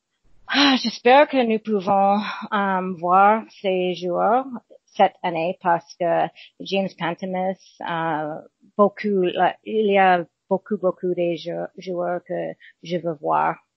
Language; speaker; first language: French; non-native, learner; English